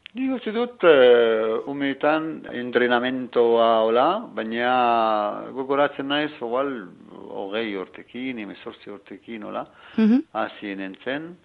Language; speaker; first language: Basque; non-native, learner; Arabic